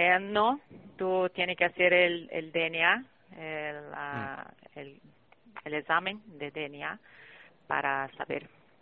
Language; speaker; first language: Spanish; non-native, fluent; Portuguese